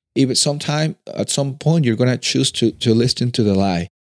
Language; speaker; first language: English; non-native, fluent; Spanish